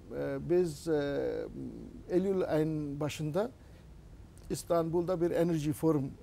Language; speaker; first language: Turkish; non-native, learner; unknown